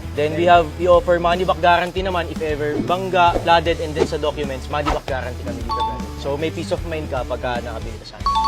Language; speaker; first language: Filipino; native; Filipino